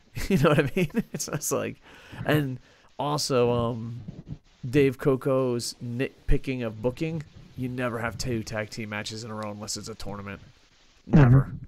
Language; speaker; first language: English; native; English